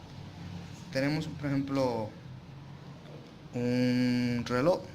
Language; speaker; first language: Spanish; native; Spanish